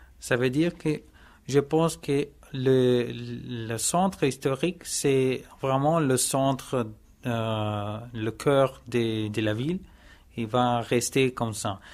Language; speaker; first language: French; non-native, learner; Italian